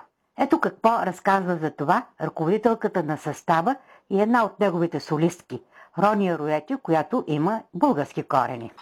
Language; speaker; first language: Bulgarian; native; Bulgarian